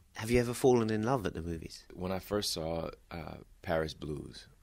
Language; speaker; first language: English; native; English